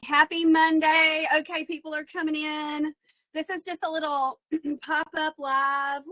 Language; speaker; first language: English; native; English